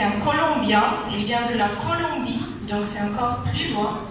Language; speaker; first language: French; non-native, fluent; German